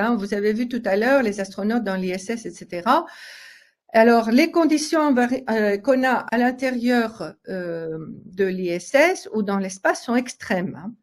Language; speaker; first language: French; native; French